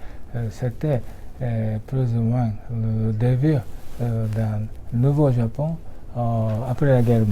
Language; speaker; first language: French; non-native, fluent; Japanese